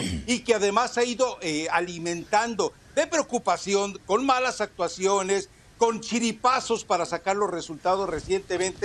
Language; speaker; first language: Spanish; native; Spanish